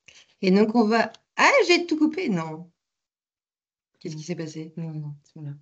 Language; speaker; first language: French; native; French